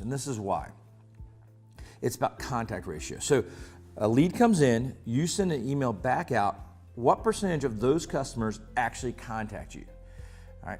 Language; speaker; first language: English; native; English